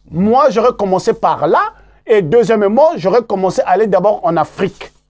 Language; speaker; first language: French; non-native, local second language; Kongo